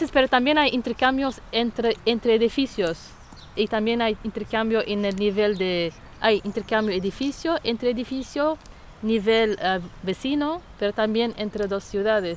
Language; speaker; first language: Spanish; non-native, learner; French